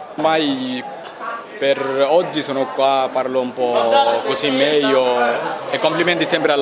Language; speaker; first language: Italian; non-native, learner; Bangla